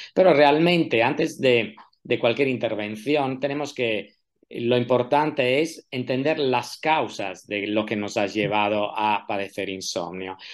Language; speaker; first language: Spanish; non-native, fluent; Italian